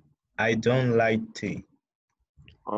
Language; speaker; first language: English; non-native, learner; Spanish